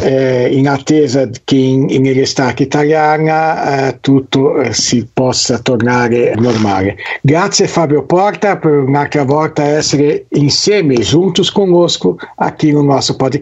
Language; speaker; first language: Italian; non-native, fluent; Portuguese